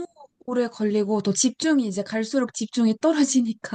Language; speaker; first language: Korean; non-native, fluent; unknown